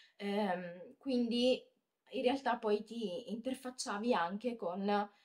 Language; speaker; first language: Italian; native; Italian